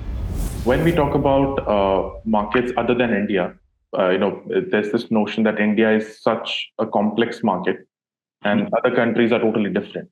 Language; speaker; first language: English; non-native, local second language; Hindi